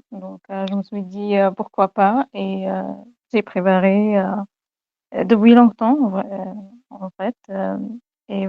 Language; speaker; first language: French; non-native, fluent; Arabic